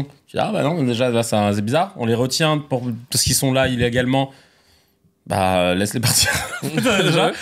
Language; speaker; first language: French; native; French